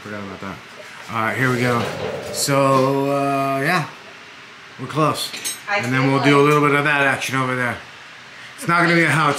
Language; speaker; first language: English; native; English